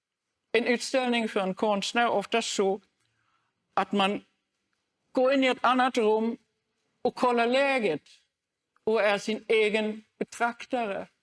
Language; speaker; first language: Swedish; non-native, fluent; German